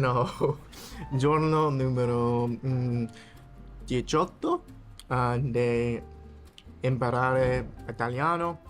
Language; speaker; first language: Italian; non-native, learner; English